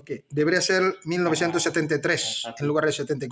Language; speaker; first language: Spanish; non-native, fluent; Indonesian